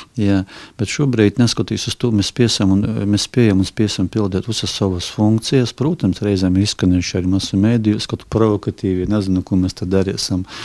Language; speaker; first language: Latvian; non-native, local second language; Russian